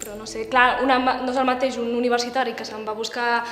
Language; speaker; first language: Catalan; early bilingual, other home language; Arabic